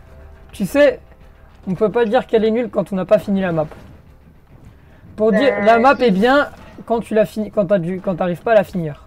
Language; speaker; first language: French; native; French